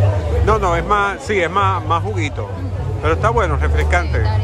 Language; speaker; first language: Spanish; native; Spanish